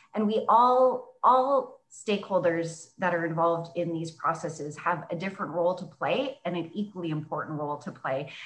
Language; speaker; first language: English; native; English